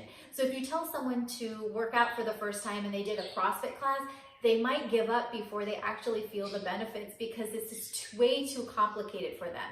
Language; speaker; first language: English; native; English